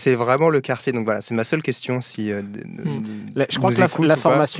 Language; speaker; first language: French; native; French